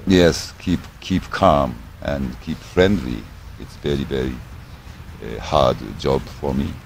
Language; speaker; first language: English; non-native, learner; Japanese